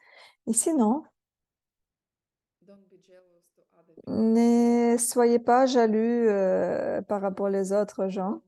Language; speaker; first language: French; non-native, fluent; Russian